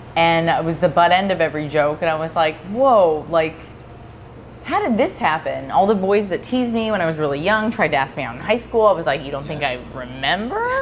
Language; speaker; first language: English; native; English